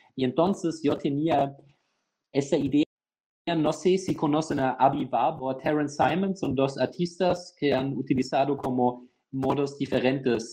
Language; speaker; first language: Spanish; non-native, fluent; German